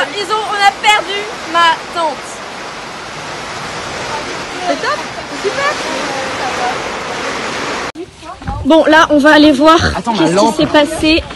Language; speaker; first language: French; native; French